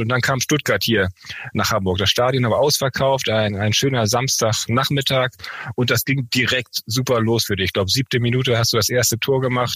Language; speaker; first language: German; native; German